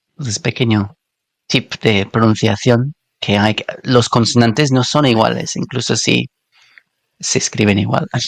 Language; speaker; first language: Spanish; non-native, fluent; English